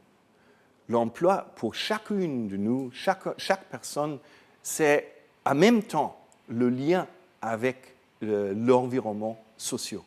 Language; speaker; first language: French; non-native, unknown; German